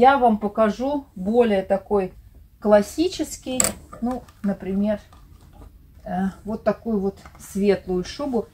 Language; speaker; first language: Russian; native; Russian